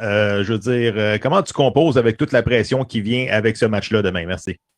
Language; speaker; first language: French; native; French